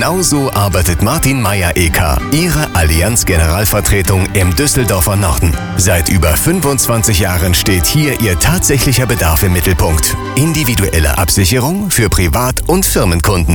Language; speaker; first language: German; native; German